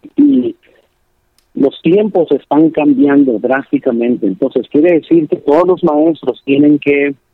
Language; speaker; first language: Spanish; early bilingual, heritage; Spanish